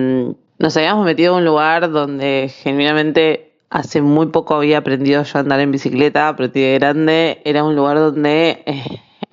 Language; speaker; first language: Spanish; native; Spanish